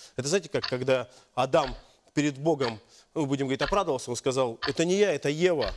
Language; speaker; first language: Russian; native; Russian